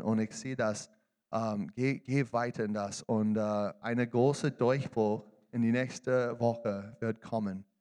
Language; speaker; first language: German; non-native, learner; English